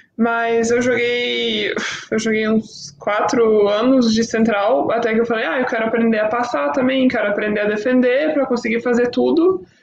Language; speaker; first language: Portuguese; early bilingual, heritage; Portuguese